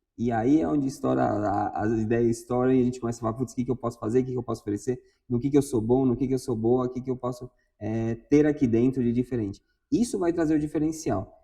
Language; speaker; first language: Portuguese; non-native, fluent; Spanish